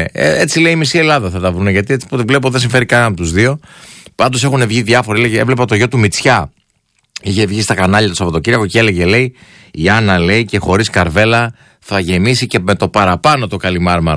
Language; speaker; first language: Greek; native; Greek